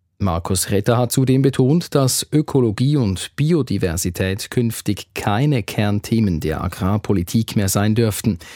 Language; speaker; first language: German; native; German